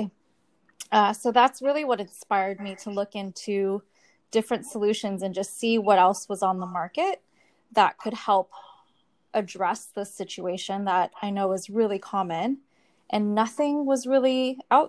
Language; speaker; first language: English; native; English